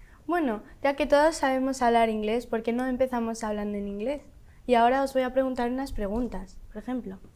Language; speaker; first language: Spanish; early bilingual, other home language; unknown